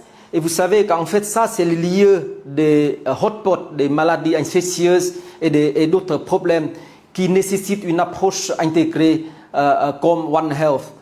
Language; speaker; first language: French; non-native, fluent; Vietnamese